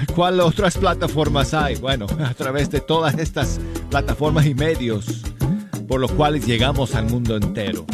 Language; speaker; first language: Spanish; non-native, fluent; English